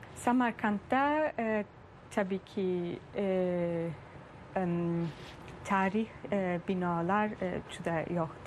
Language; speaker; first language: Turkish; early bilingual, heritage; Turkish